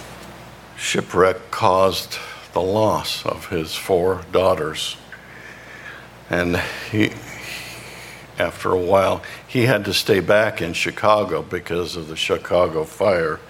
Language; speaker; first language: English; native; English